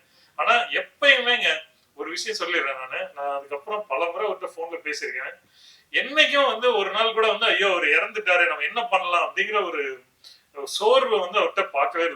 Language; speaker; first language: Tamil; native; Tamil